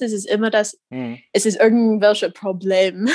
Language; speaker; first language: German; non-native, fluent; English